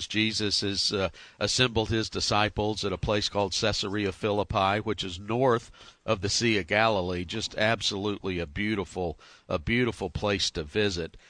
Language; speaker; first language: English; native; English